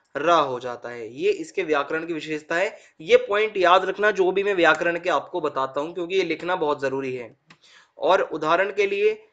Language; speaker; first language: Hindi; native; Hindi